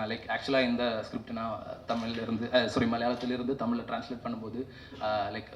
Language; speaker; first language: Tamil; non-native, learner; Malayalam